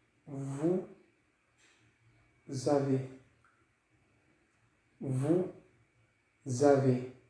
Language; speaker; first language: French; non-native, fluent; Portuguese